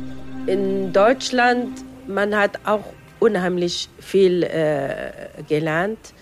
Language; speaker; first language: German; non-native, fluent; Arabic